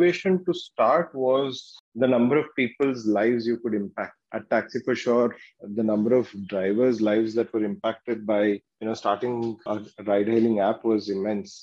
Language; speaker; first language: English; non-native, local second language; Kannada